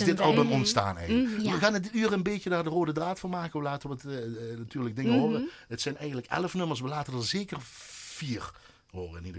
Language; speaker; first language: Dutch; native; Dutch